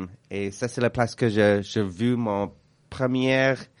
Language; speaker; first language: French; non-native, learner; English